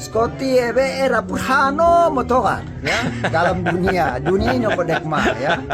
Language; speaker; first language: Indonesian; non-native, local second language; English